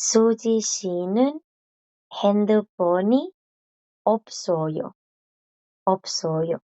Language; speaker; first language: Korean; non-native, fluent; Spanish